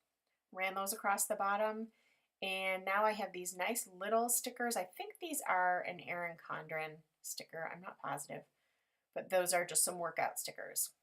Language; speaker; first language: English; native; English